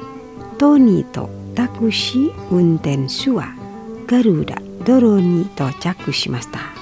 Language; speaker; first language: Japanese; non-native, fluent; Indonesian